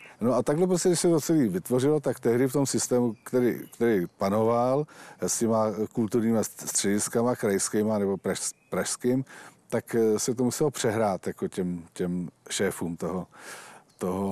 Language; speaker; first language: Czech; native; Czech